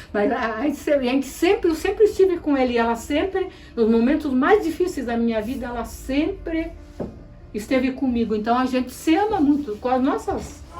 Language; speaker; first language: Portuguese; early bilingual, other home language; Polish